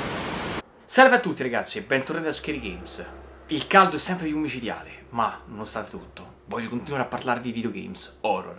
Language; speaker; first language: Italian; native; Italian